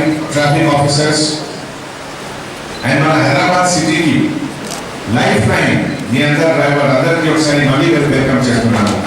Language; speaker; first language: Telugu; non-native, fluent; Hindi